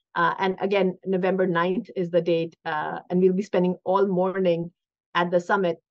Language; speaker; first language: English; non-native, local second language; Hindi